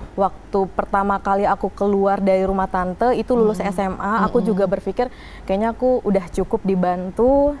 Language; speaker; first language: Indonesian; native; Indonesian